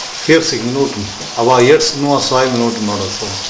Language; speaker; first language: German; non-native, fluent; Hindi